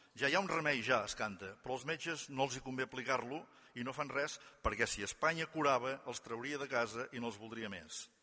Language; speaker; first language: Catalan; native; Catalan